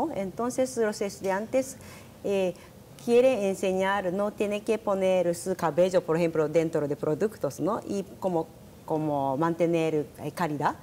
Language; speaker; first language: Spanish; non-native, learner; Japanese